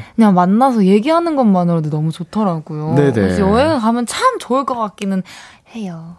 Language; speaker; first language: Korean; native; Korean